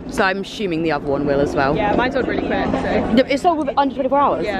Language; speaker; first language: English; native; English